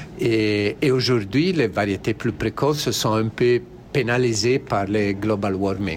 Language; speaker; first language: French; non-native, learner; Italian